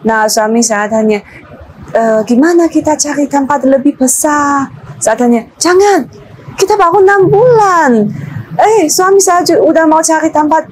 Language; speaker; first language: Indonesian; non-native, learner; Chinese